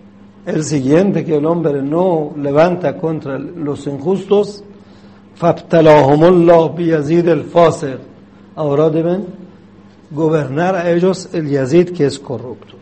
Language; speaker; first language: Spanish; non-native, fluent; Persian